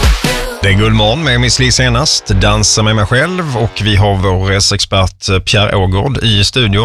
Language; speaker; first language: Swedish; native; Swedish